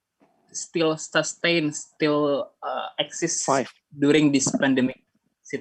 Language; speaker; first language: English; non-native, learner; Indonesian